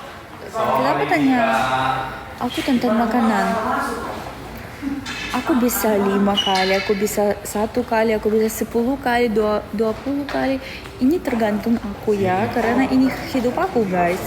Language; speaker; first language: Indonesian; non-native, learner; Russian